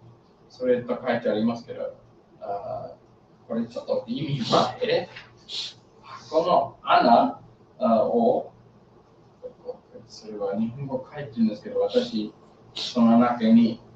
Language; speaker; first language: Japanese; non-native, fluent; English